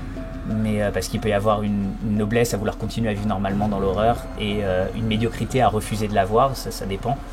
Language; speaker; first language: French; native; French